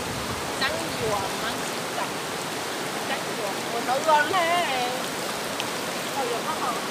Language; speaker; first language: Chinese; non-native, learner; Lao